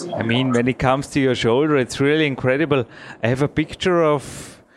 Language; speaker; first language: English; non-native, fluent; German